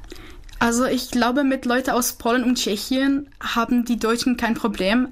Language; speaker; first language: German; non-native, fluent; Czech